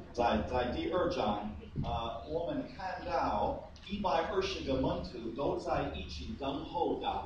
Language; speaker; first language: Chinese; non-native, fluent; English